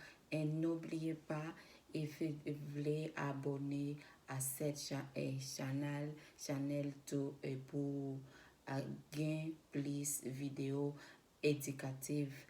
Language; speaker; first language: French; non-native, learner; Spanish